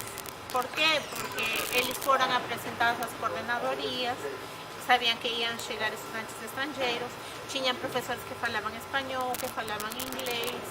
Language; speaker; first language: Portuguese; non-native, fluent; Spanish